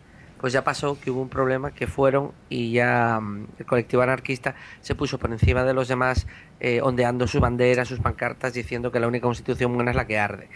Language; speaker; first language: Spanish; native; Spanish